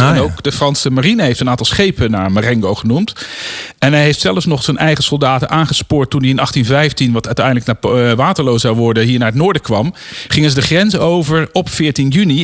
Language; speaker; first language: Dutch; native; Dutch